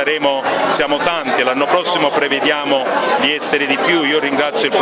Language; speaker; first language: Italian; native; Italian